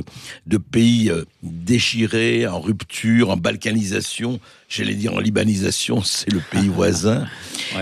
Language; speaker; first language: French; native; French